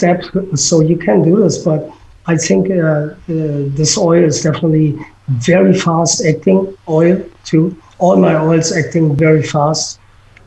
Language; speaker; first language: English; non-native, fluent; German